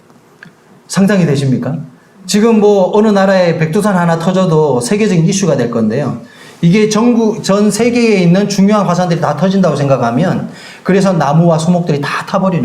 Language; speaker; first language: Korean; native; Korean